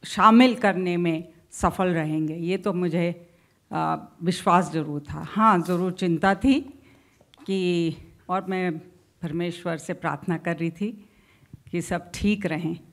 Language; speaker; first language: Hindi; native; Hindi